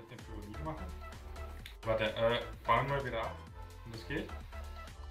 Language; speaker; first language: German; native; German